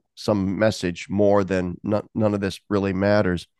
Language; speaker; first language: English; native; English